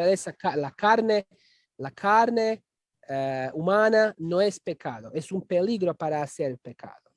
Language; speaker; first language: Spanish; non-native, fluent; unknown